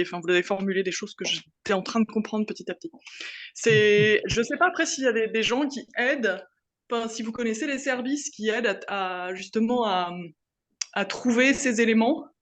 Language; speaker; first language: French; native; French